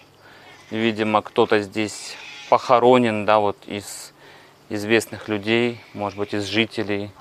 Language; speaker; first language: Russian; native; Russian